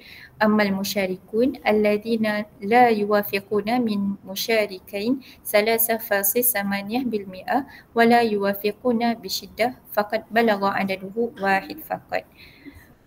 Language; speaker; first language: Arabic; non-native, learner; Malay